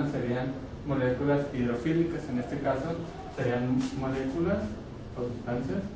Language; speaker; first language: Spanish; native; Spanish